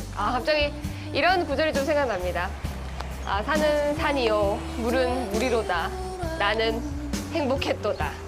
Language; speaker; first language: Korean; native; Korean